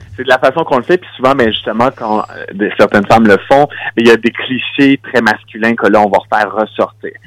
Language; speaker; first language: French; native; French